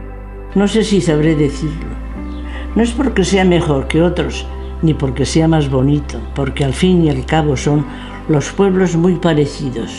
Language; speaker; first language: Spanish; non-native, local second language; Catalan